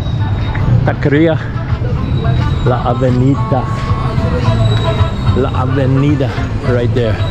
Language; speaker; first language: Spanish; non-native, learner; English